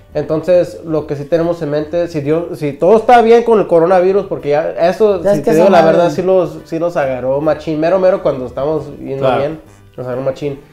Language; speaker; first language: Spanish; early bilingual, heritage; Spanish